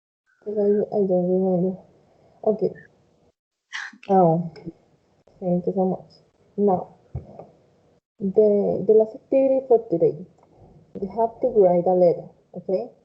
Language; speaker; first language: English; non-native, fluent; Spanish